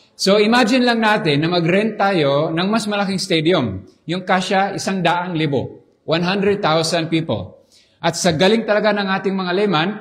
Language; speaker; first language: Filipino; non-native, learner; English